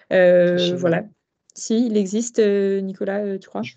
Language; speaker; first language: French; native; French